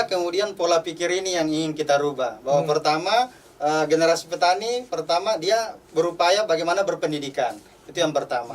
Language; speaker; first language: Indonesian; native; Indonesian